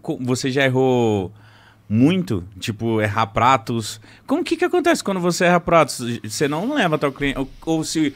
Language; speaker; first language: Portuguese; native; Portuguese